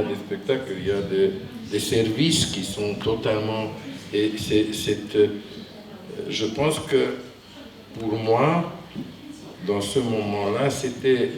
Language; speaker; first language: French; non-native, fluent; Hungarian